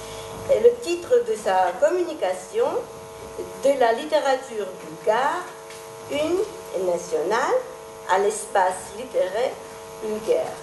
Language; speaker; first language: French; non-native, fluent; Georgian